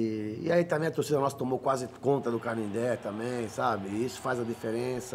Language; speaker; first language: Portuguese; native; Portuguese